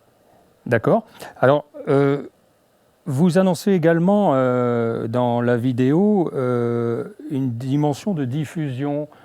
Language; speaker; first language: French; native; French